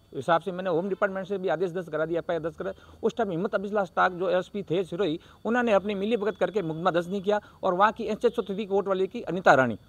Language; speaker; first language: Hindi; native; Hindi